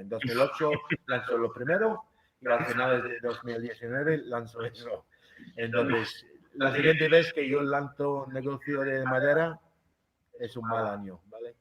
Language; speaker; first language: Spanish; non-native, fluent; English